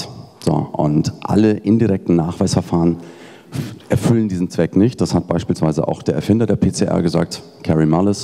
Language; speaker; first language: German; native; German